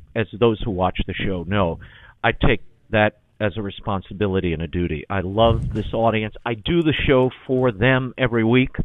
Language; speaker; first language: English; native; English